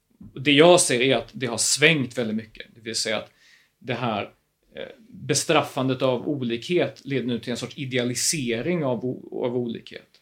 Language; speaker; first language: Swedish; native; Swedish